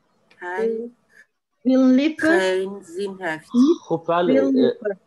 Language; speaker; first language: Dutch; non-native, learner; Turkish